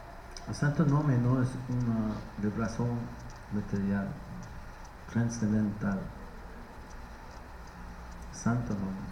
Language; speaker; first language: Portuguese; non-native, learner; English